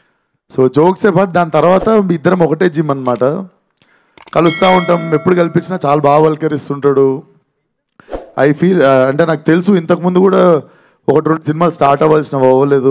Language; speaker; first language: Telugu; native; Telugu